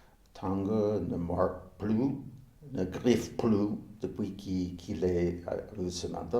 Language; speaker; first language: French; non-native, fluent; English